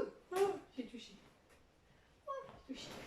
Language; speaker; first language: French; native; French